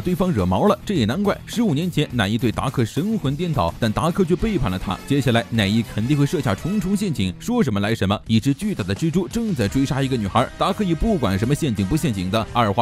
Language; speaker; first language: Chinese; native; Chinese